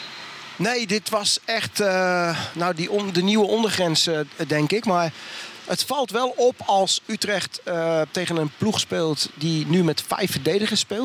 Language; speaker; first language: Dutch; native; Dutch